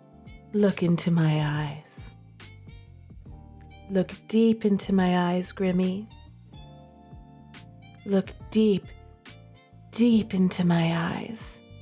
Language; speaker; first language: English; native; English